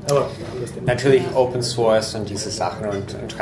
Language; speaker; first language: German; non-native, fluent; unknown